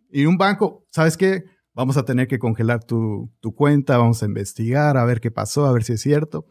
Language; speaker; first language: Spanish; early bilingual, heritage; Spanish